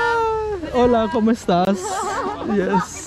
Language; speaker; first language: Spanish; non-native, learner; English